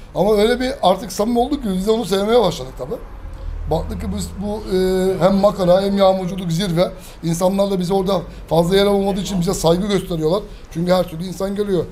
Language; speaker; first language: Turkish; early bilingual, heritage; Turkish